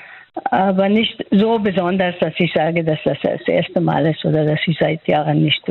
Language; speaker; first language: German; non-native, fluent; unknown